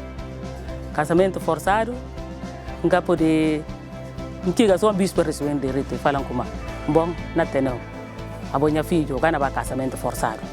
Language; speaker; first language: Portuguese; non-native, local second language; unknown